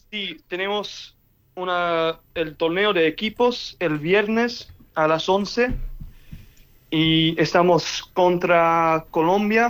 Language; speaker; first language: Spanish; early bilingual, heritage; English